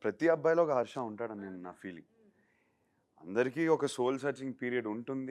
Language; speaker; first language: Telugu; native; Telugu